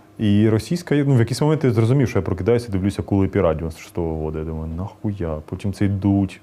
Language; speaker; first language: Ukrainian; non-native, local second language; Russian